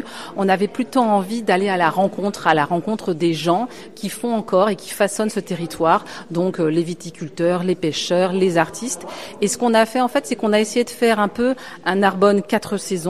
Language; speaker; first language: French; native; French